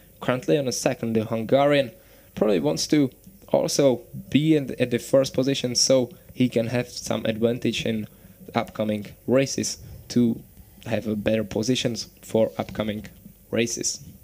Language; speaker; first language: English; non-native, fluent; Czech